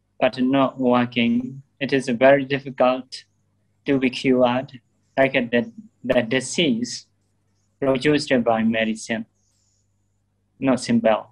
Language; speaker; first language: English; non-native, learner; Burmese